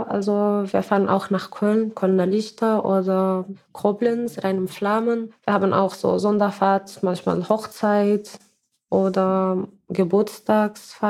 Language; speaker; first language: German; non-native, learner; Arabic